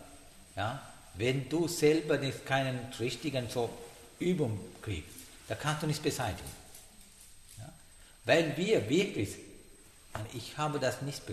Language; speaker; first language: German; non-native, learner; Sinhala